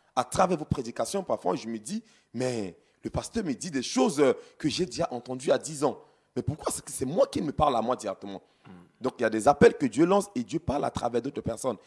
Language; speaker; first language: French; non-native, local second language; Sango